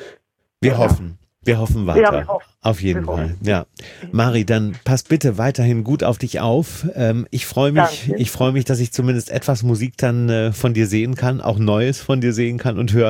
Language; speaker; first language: German; native; German